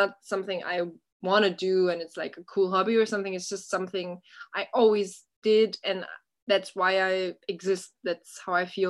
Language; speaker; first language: English; non-native, fluent; German